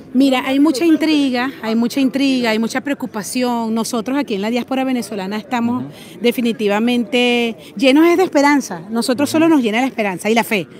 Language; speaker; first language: Spanish; native; Spanish